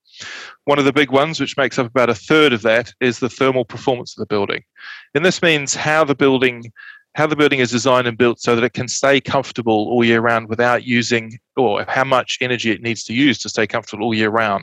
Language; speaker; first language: English; native; English